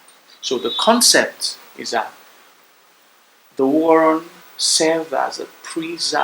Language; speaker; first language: English; non-native, local second language; Bini